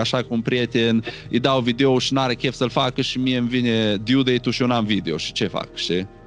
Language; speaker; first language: Romanian; native; Romanian